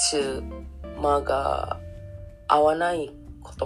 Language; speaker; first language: Japanese; non-native, learner; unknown